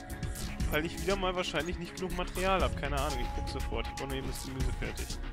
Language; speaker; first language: German; native; German